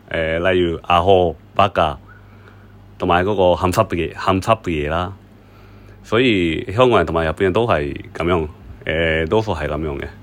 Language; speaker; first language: Cantonese; non-native, learner; Japanese